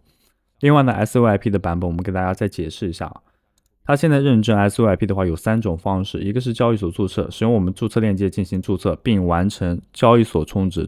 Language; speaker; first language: Chinese; native; Chinese